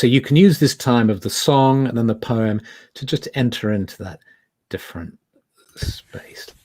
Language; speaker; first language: English; native; English